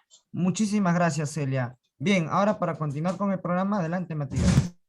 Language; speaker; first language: Spanish; native; Spanish